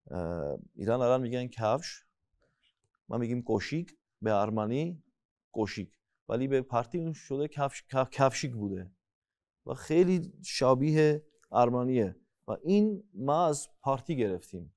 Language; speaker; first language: Persian; non-native, fluent; Armenian